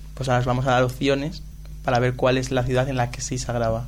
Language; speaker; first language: Spanish; native; Spanish